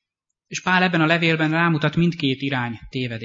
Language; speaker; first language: Hungarian; native; Hungarian